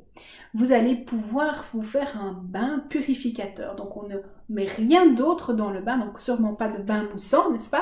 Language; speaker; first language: French; native; French